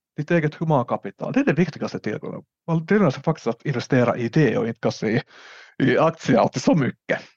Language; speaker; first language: Swedish; native; Swedish